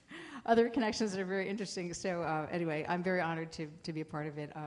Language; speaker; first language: English; native; English